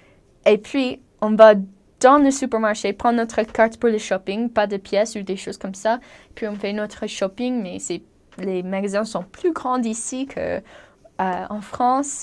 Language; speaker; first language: French; non-native, fluent; English